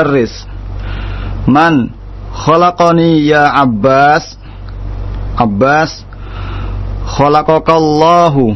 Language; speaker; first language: Arabic; non-native, learner; Indonesian